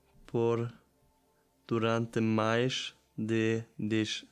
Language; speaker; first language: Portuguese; non-native, learner; German